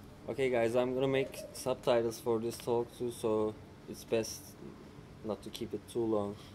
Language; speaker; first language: English; non-native, fluent; Turkish